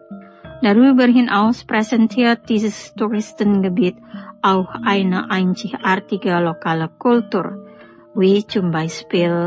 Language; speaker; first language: German; non-native, fluent; Indonesian